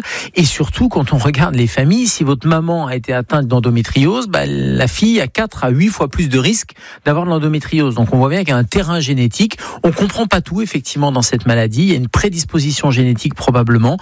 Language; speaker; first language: French; native; French